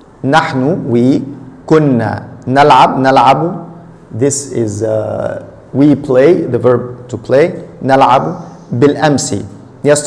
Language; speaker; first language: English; non-native, fluent; Arabic